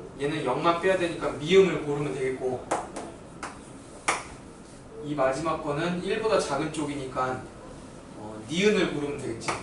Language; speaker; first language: Korean; native; Korean